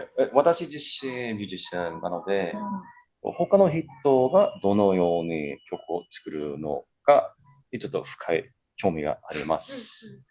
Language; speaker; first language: Japanese; non-native, fluent; English